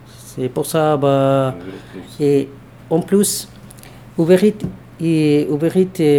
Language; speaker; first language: French; non-native, learner; Bangla